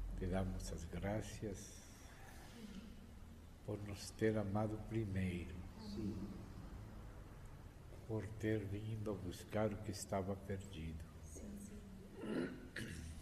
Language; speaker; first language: Portuguese; non-native, fluent; Spanish